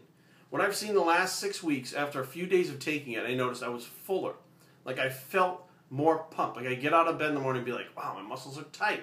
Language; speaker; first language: English; native; English